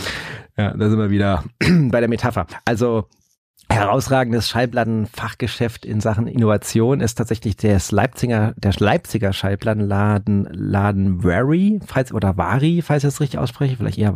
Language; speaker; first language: German; native; German